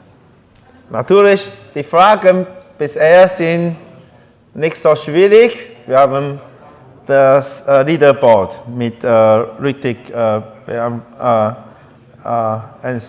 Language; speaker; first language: German; non-native, learner; Chinese